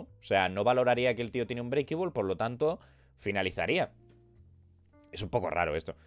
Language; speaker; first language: Spanish; native; Spanish